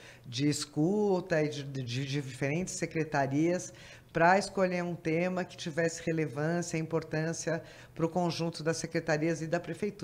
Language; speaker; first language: Portuguese; native; Portuguese